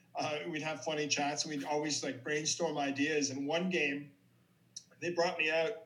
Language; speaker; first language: English; native; English